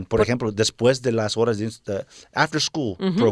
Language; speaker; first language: Spanish; early bilingual, heritage; Spanish